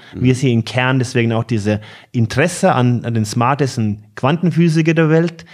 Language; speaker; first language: German; non-native, fluent; Norwegian